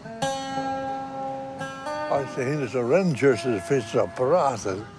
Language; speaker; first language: English; non-native, fluent; Western Frisian